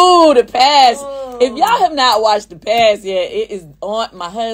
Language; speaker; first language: English; native; English